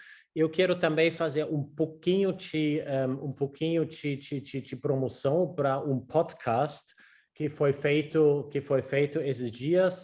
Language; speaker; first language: Portuguese; non-native, learner; German